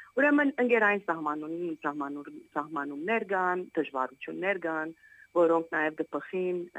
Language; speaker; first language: Armenian; native; Armenian